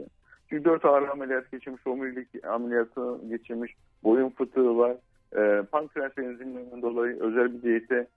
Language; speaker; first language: Turkish; native; Turkish